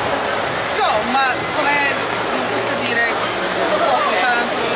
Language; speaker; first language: Italian; non-native, learner; Turkish